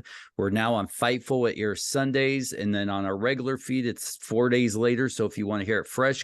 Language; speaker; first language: English; native; English